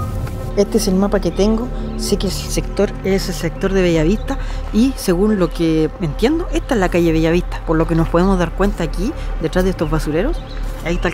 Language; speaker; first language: Spanish; native; Spanish